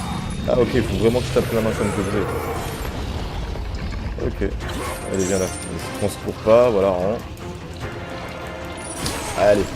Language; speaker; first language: French; native; French